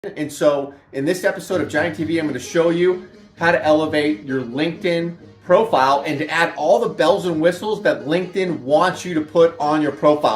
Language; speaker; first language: English; native; English